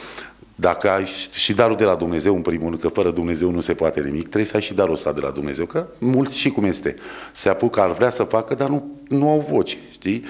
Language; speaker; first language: Romanian; native; Romanian